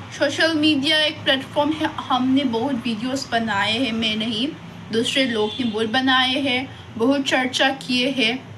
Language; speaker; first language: Hindi; non-native, local second language; Manipuri